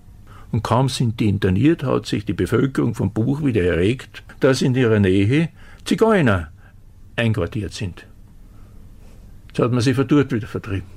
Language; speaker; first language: German; native; German